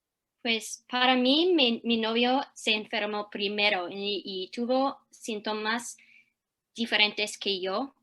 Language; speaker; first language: Spanish; early bilingual, heritage; English